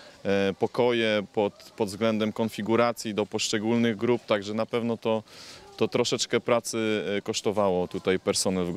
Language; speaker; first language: Polish; native; Polish